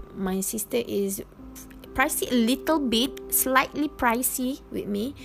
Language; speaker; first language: English; non-native, local second language; Malay